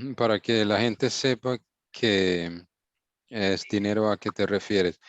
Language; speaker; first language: Spanish; non-native, fluent; English